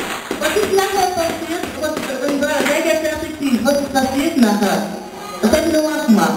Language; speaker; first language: German; non-native, learner; French